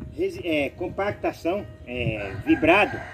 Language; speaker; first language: Portuguese; native; Portuguese